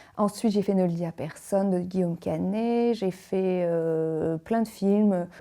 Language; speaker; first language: French; native; French